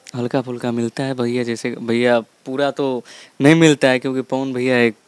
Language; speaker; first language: Hindi; native; Hindi